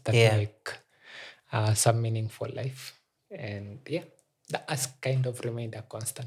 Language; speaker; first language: English; non-native, local second language; Meru